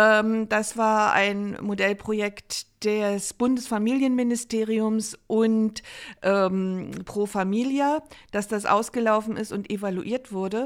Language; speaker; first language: German; native; German